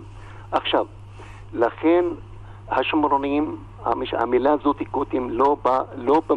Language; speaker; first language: Hebrew; non-native, local second language; Arabic